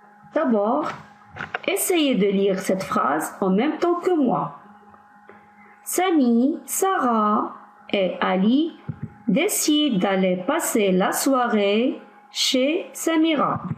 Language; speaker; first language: French; non-native, local second language; Arabic